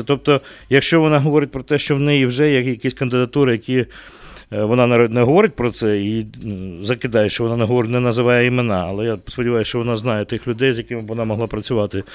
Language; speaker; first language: Ukrainian; native; Ukrainian